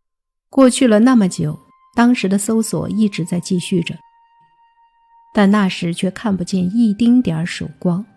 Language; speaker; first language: Chinese; native; Chinese